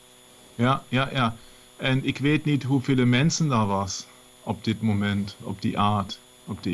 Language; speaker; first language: Dutch; non-native, learner; German